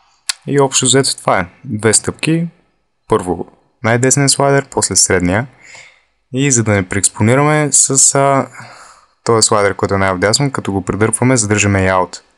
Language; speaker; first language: Bulgarian; native; Bulgarian